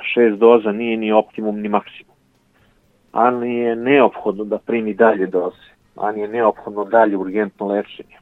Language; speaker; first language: Serbian; native; Serbian